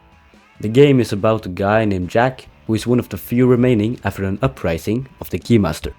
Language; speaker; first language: English; non-native, fluent; Norwegian